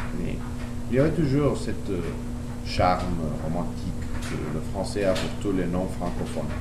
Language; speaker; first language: French; non-native, learner; English